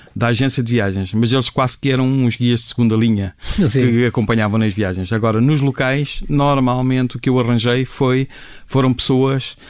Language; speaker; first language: Portuguese; native; Portuguese